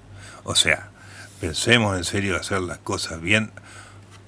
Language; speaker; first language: Spanish; native; Spanish